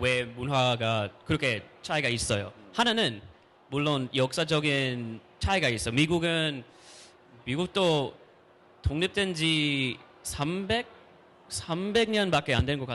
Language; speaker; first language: Korean; non-native, fluent; English